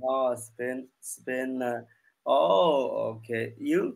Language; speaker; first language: English; non-native, learner; Chinese